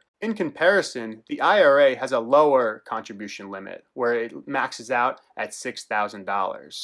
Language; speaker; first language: English; native; English